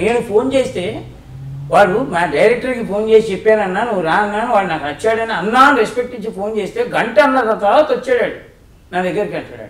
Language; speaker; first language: Telugu; native; Telugu